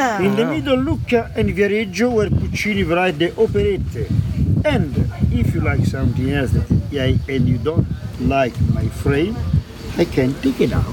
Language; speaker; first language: English; non-native, learner; Italian